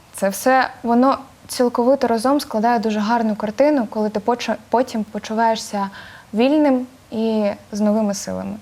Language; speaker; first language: Ukrainian; native; Ukrainian